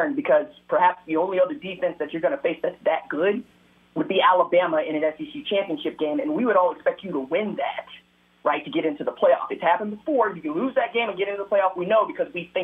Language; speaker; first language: English; native; English